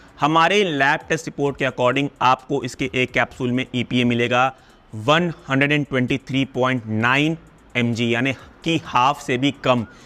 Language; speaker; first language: Hindi; non-native, local second language; Punjabi